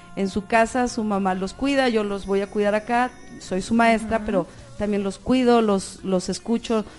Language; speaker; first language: Spanish; native; Spanish